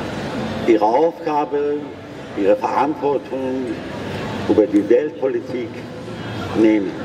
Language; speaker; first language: German; non-native, learner; Persian